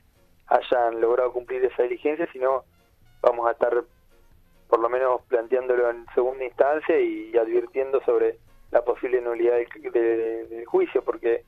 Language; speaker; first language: Spanish; native; Spanish